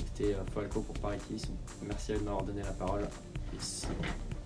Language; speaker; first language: French; native; French